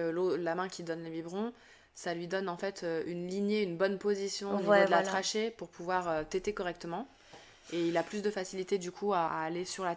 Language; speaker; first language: French; native; French